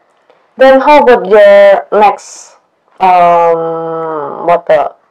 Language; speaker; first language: English; non-native, learner; Indonesian